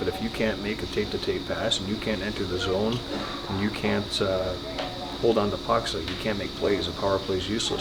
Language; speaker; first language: English; native; English